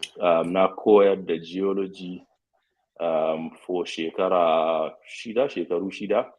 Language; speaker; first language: Hausa; non-native, local second language; Fula